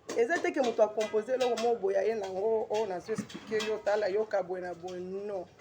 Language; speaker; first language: Lingala; non-native, local second language; Swahili